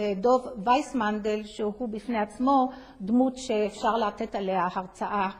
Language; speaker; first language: Hebrew; native; Hebrew